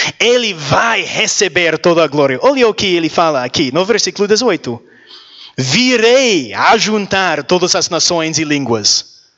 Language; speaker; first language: Portuguese; non-native, learner; English